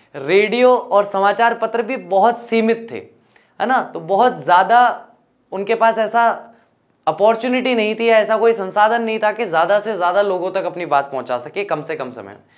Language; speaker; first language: Hindi; native; Hindi